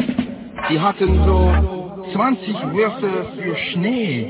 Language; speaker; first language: German; non-native, learner; Dutch